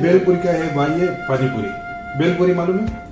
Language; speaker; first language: Hindi; non-native, local second language; Kannada